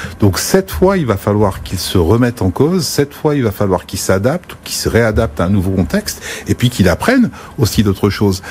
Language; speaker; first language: French; early bilingual, other home language; Arabic